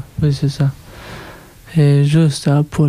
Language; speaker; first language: French; non-native, learner; Persian